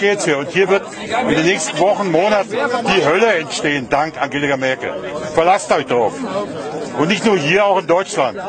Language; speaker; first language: German; native; German